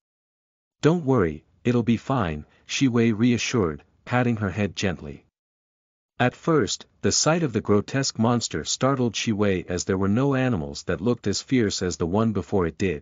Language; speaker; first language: English; native; English